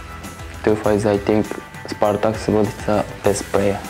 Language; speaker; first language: English; non-native, learner; Japanese